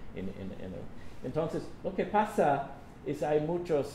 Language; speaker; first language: Spanish; non-native, fluent; English